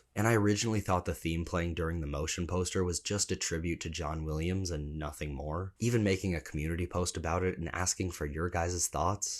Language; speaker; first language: English; native; English